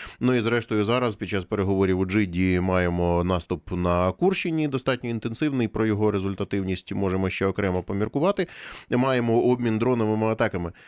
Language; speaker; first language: Ukrainian; native; Ukrainian